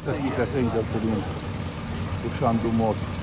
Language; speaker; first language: Portuguese; non-native, local second language; Arabic